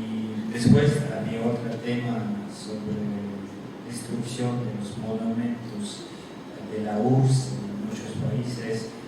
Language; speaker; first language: Spanish; non-native, fluent; Russian